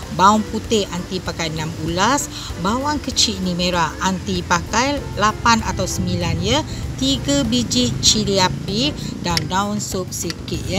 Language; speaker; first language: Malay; non-native, local second language; Chinese